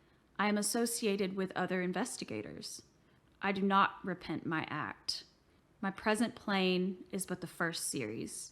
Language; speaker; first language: English; native; English